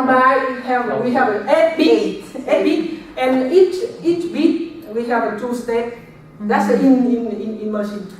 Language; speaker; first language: English; non-native, learner; Vietnamese